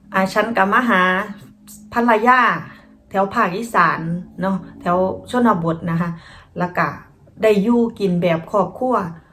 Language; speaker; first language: Thai; native; Thai